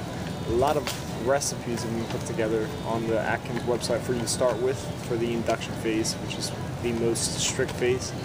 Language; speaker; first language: English; native; English